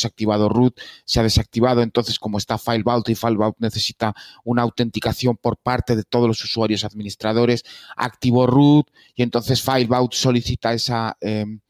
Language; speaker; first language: Spanish; native; Spanish